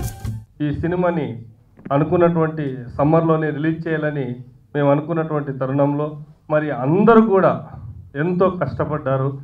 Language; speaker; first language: Telugu; native; Telugu